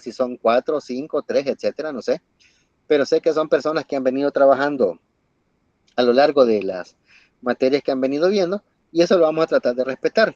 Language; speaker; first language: Spanish; native; Spanish